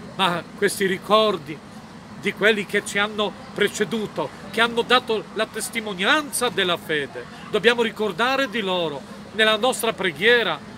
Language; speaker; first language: Italian; non-native, fluent; Polish